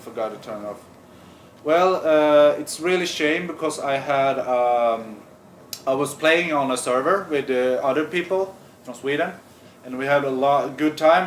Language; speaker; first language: English; non-native, fluent; Swedish